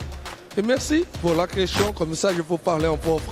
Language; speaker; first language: French; non-native, learner; Portuguese